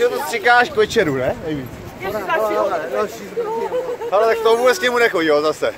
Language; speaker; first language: Czech; native; Czech